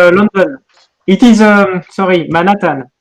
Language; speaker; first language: English; non-native, learner; French